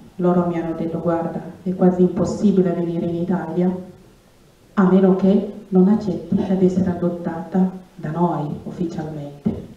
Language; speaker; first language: Italian; non-native, fluent; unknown